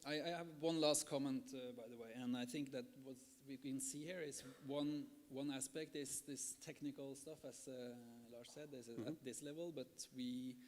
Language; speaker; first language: English; non-native, fluent; Norwegian